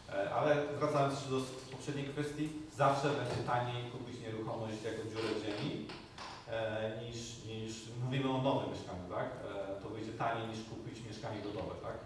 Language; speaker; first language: Polish; native; Polish